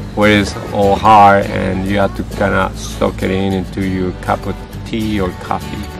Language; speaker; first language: English; non-native, fluent; Spanish